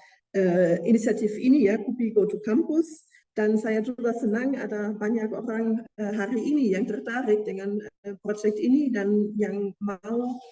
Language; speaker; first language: Indonesian; non-native, fluent; German